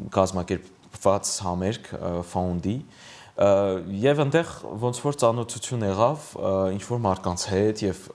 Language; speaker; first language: Armenian; early bilingual, heritage; Armenian